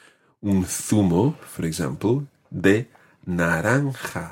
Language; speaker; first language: Spanish; non-native, fluent; English